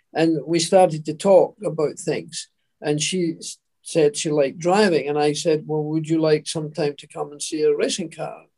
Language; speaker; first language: English; native; English